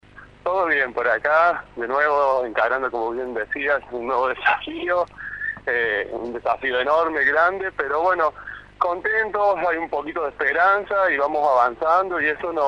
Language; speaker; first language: Spanish; native; Spanish